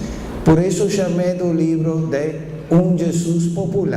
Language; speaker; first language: Portuguese; non-native, fluent; Spanish